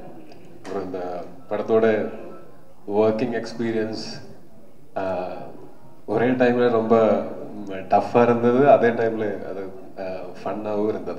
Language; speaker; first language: Tamil; non-native, learner; Malayalam